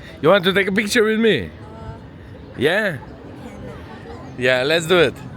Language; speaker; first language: English; non-native, learner; Macedonian